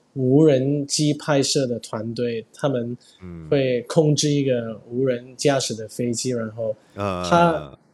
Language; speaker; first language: Chinese; non-native, fluent; Cantonese